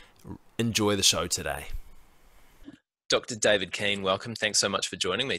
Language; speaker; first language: English; native; English